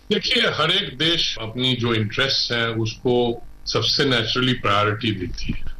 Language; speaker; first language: Hindi; non-native, local second language; Bangla